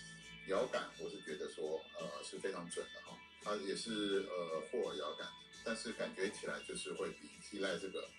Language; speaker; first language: Chinese; native; Chinese